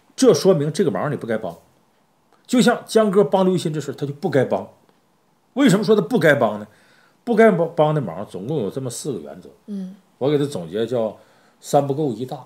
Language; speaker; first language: Chinese; native; Chinese